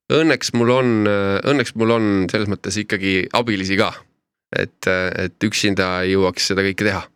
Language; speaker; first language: Estonian; native; Estonian